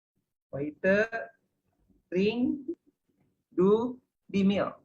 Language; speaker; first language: German; non-native, learner; Indonesian